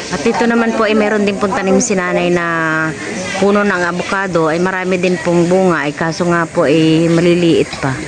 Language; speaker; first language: Filipino; native; Filipino